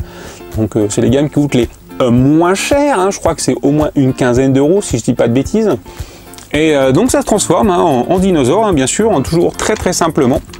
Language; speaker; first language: French; native; French